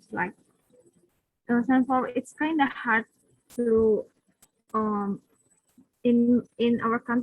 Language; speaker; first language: English; non-native, learner; Indonesian